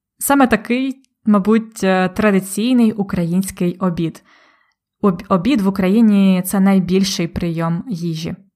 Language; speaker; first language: Ukrainian; native; Ukrainian